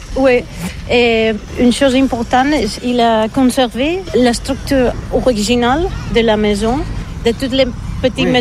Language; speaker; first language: French; non-native, learner; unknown